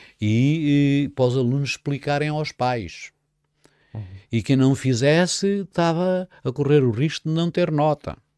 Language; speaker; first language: Portuguese; native; Portuguese